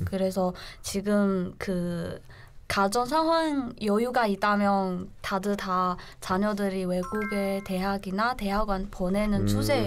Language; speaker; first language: Korean; non-native, learner; Chinese